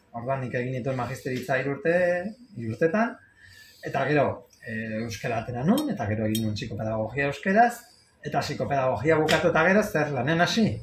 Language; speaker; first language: Basque; non-native, local second language; Spanish